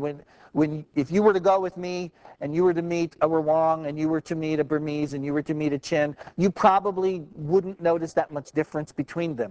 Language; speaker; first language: English; native; English